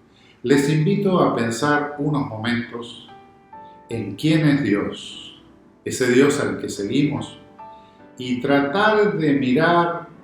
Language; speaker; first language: Spanish; native; Spanish